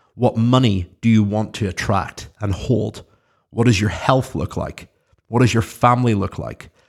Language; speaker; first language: English; native; English